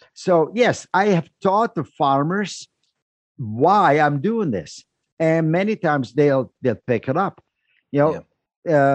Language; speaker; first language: English; non-native, fluent; Dutch